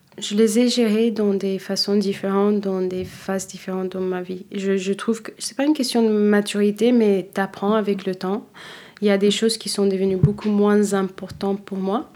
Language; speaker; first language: French; non-native, fluent; Kabuverdianu